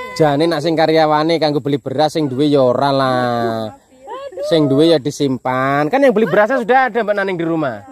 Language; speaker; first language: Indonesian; non-native, local second language; Javanese